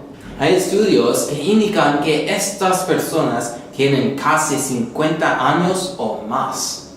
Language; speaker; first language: Spanish; non-native, learner; English